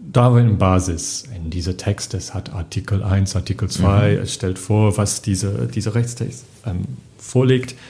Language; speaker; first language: German; non-native, fluent; English